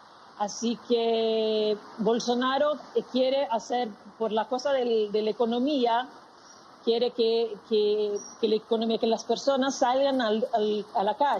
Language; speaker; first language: Spanish; non-native, fluent; Portuguese